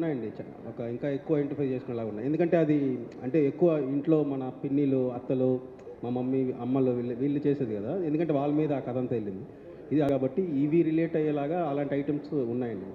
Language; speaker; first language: Telugu; native; Telugu